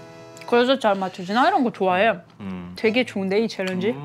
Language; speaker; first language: Korean; non-native, learner; Russian